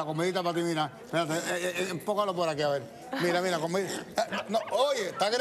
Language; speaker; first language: Spanish; native; Spanish